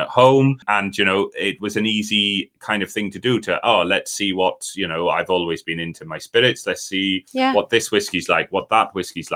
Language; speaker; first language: English; native; English